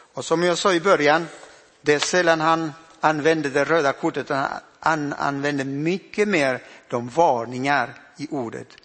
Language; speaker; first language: Swedish; non-native, fluent; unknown